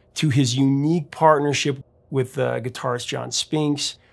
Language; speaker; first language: English; native; English